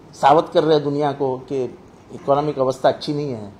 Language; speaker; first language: Hindi; non-native, local second language; Marathi